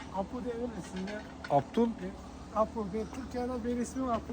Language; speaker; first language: Turkish; non-native, learner; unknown